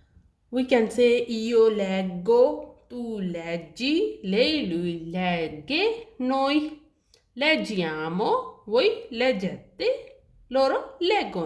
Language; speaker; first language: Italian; non-native, learner; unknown